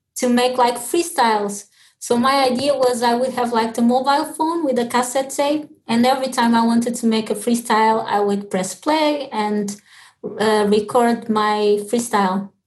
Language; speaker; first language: English; early bilingual, other home language; Portuguese